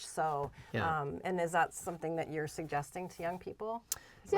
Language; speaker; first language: English; native; English